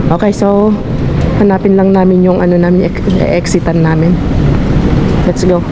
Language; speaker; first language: Filipino; non-native, local second language; Iloko